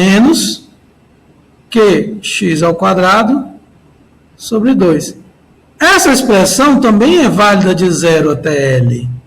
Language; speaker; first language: Portuguese; native; Portuguese